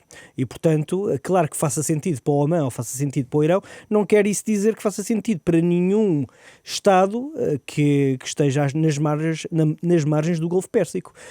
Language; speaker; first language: Portuguese; native; Portuguese